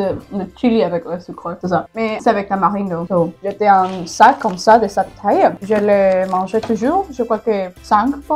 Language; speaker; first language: French; non-native, learner; Spanish